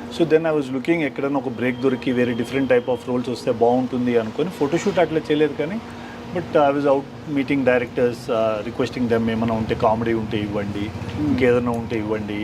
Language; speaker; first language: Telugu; native; Telugu